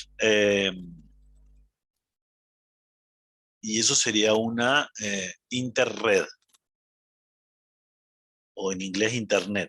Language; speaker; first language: Spanish; native; Spanish